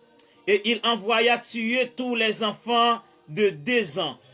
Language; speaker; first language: French; non-native, learner; Haitian Creole